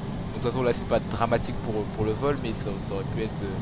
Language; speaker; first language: French; native; French